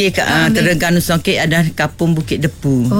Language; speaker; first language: Malay; native; Malay